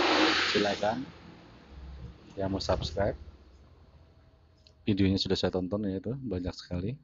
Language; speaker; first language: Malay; non-native, local second language; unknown